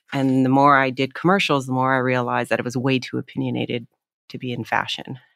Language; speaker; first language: English; native; English